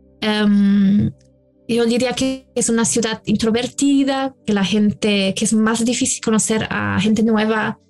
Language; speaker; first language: Spanish; non-native, fluent; German